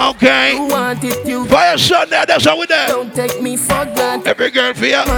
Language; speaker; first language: English; non-native, local second language; Jamaican Creole English